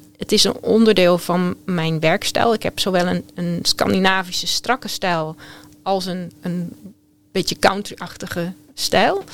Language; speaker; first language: Dutch; native; Dutch